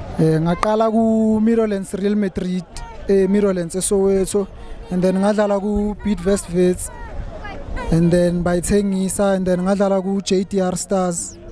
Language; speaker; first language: Zulu; native; Zulu